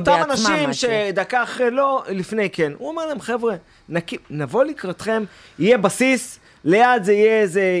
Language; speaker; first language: Hebrew; native; Hebrew